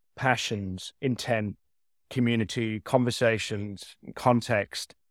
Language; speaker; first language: English; native; English